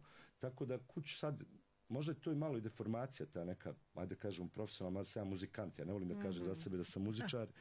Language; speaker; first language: Serbian; native; Serbian